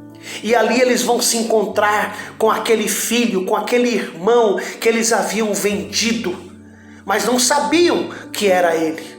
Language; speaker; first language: Portuguese; native; Portuguese